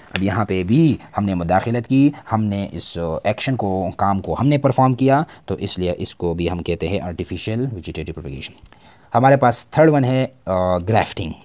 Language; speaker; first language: Urdu; non-native, local second language; Pashto